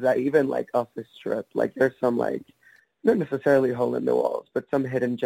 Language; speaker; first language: English; non-native, fluent; Spanish